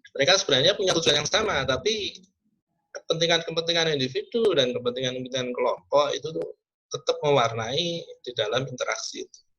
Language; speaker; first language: Indonesian; non-native, local second language; Javanese